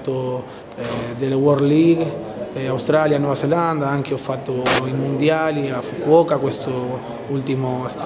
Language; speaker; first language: Italian; non-native, fluent; Spanish